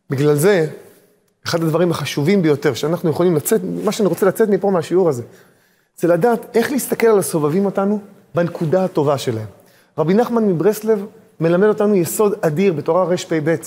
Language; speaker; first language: Hebrew; native; Hebrew